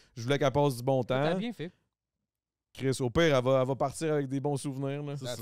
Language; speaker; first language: French; native; French